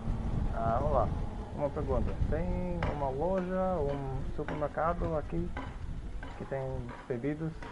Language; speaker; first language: Portuguese; non-native, learner; English